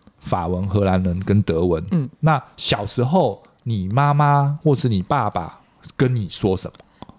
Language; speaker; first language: Chinese; native; Chinese